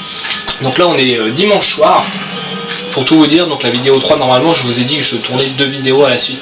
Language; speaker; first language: French; native; French